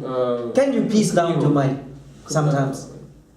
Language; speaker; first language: English; non-native, fluent; Thai